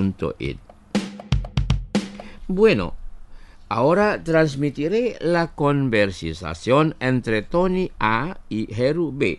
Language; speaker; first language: Spanish; non-native, fluent; Indonesian